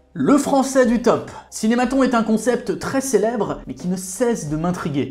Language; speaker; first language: French; native; French